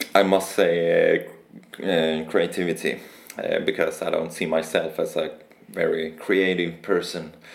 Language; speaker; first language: English; non-native, fluent; Swedish